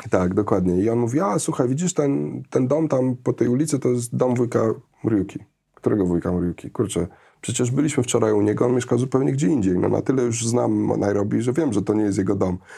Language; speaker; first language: Polish; early bilingual, heritage; Polish